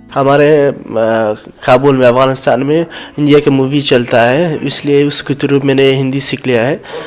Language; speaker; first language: Hindi; non-native, learner; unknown